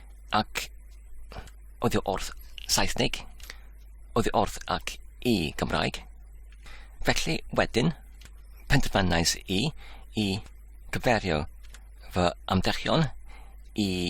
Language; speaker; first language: Welsh; non-native, learner; English